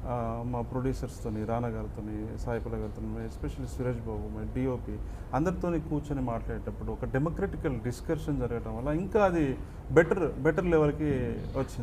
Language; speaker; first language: Telugu; native; Telugu